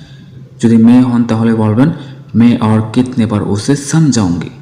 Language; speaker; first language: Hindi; non-native, fluent; Bangla